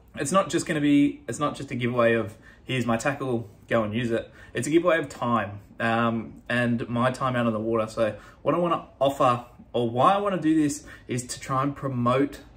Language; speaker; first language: English; native; English